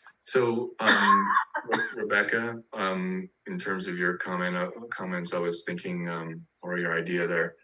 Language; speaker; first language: English; native; English